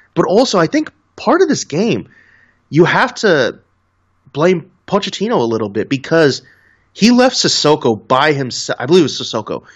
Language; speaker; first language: English; native; English